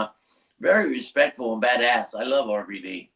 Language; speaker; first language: English; native; English